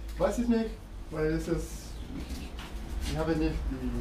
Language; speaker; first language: German; non-native, learner; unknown